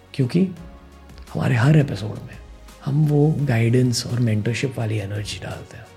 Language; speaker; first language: Hindi; non-native, local second language; English